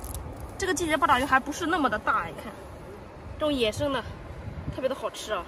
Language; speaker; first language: Chinese; native; Chinese